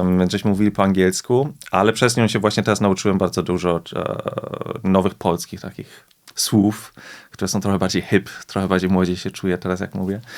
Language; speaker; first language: Polish; early bilingual, heritage; Polish